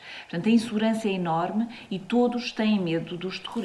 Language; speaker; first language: Portuguese; native; Portuguese